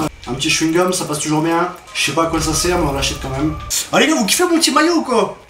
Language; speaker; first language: French; native; French